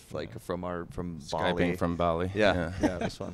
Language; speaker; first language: English; native; English